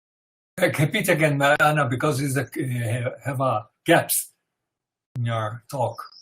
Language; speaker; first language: English; non-native, fluent; Portuguese